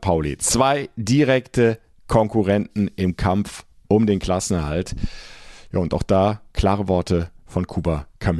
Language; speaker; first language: German; native; German